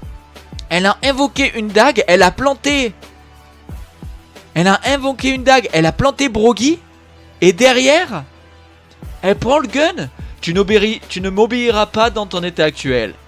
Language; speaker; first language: French; native; French